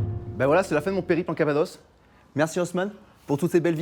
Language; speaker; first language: French; native; French